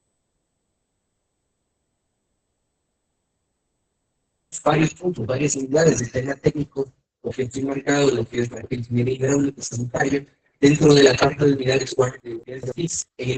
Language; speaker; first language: Spanish; native; Spanish